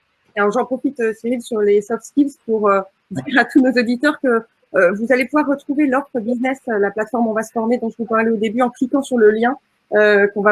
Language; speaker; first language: French; native; French